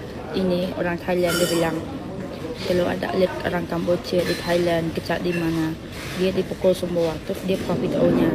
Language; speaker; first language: Indonesian; non-native, learner; Khmer